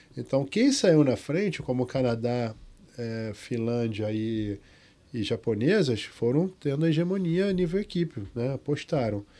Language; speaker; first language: Portuguese; non-native, fluent; Arabic